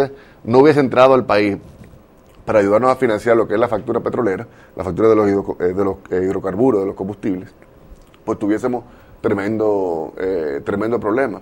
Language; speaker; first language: Spanish; native; Spanish